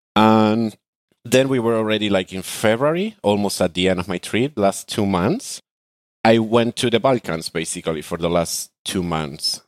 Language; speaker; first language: English; non-native, fluent; Spanish